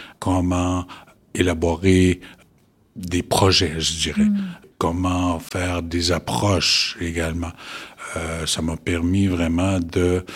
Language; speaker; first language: French; non-native, local second language; Innu-aimun